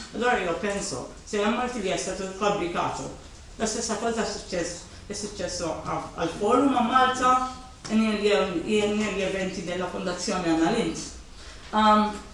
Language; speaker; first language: Italian; non-native, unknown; Maltese